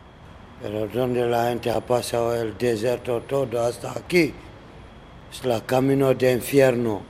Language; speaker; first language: Spanish; non-native, learner; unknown